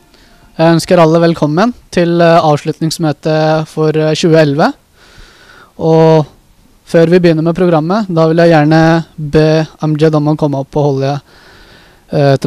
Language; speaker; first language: Norwegian; early bilingual, other home language; Urdu